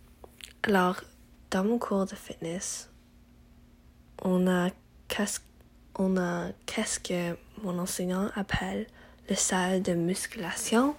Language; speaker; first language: French; non-native, learner; English